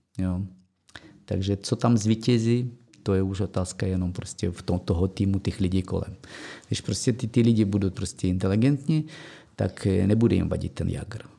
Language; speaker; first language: Czech; non-native, fluent; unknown